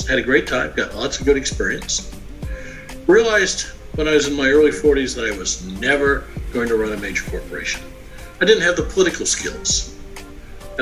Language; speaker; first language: English; native; English